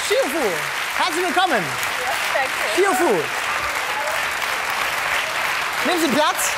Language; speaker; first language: German; native; German